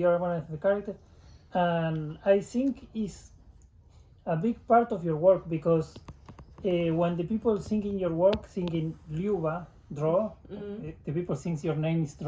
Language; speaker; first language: English; non-native, learner; Spanish